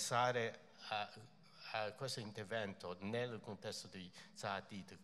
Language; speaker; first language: Italian; non-native, fluent; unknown